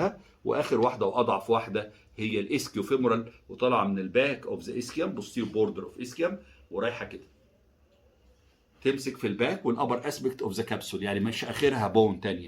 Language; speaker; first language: Arabic; native; Arabic